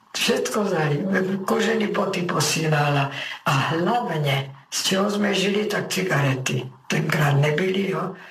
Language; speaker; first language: Czech; native; Czech